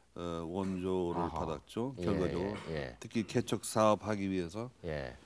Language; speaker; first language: Korean; non-native, fluent; English